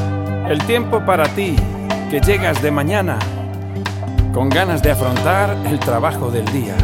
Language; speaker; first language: Spanish; native; Spanish